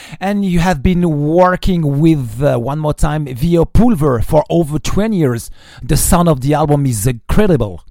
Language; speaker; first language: English; non-native, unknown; French